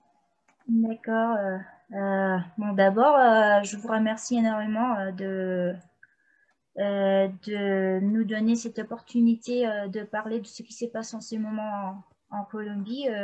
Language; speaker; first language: French; non-native, fluent; Spanish